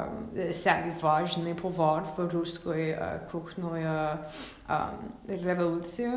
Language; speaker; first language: Russian; non-native, learner; English